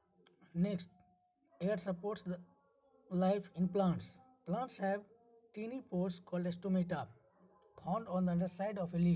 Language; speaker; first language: English; non-native, local second language; Hindi